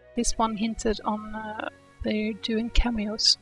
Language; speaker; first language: English; non-native, fluent; Swedish